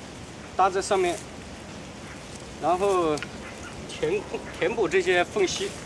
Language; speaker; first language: Chinese; native; Chinese